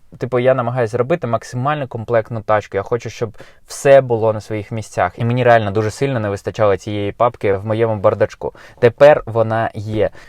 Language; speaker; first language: Ukrainian; non-native, local second language; Russian